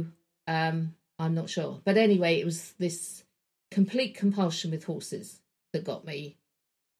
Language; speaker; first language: English; native; English